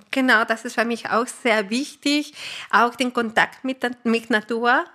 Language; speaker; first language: German; non-native, fluent; Spanish